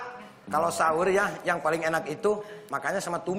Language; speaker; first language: Indonesian; native; Indonesian